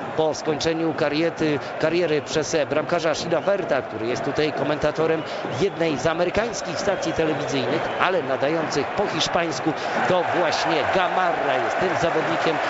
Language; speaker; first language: Polish; native; Polish